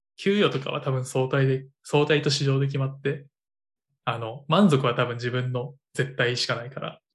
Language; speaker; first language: Japanese; native; Japanese